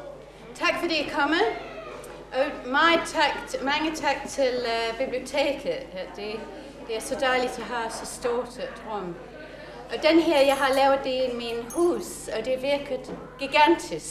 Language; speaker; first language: Danish; non-native, fluent; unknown